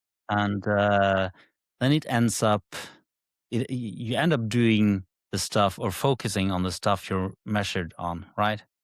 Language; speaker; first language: English; non-native, fluent; Norwegian